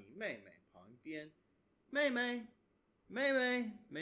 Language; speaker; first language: Chinese; non-native, learner; English